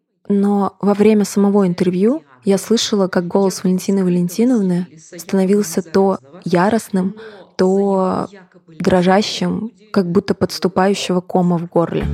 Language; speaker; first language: Russian; native; Russian